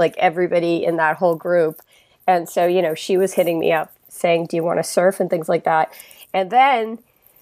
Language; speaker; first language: English; native; English